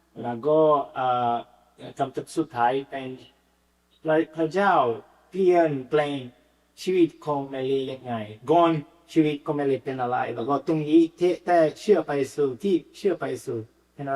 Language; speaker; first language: Thai; non-native, learner; Portuguese